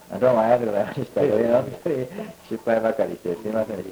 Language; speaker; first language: Japanese; native; Japanese